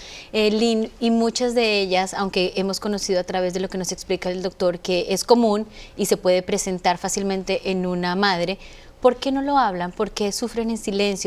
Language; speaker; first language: Spanish; native; Spanish